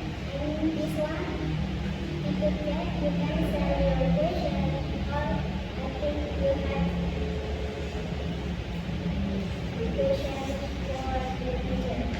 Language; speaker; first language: English; non-native, learner; Indonesian